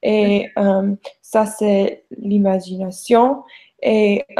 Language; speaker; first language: French; non-native, learner; English